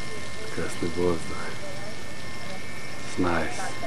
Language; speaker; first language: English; non-native, learner; Russian